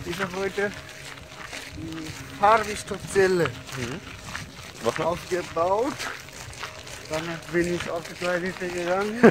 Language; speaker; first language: German; non-native, learner; Arabic